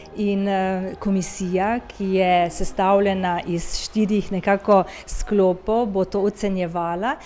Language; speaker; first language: Slovenian; native; Slovenian